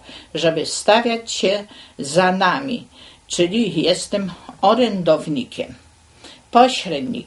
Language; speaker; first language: Polish; native; Polish